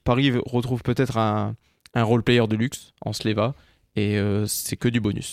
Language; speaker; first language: French; native; French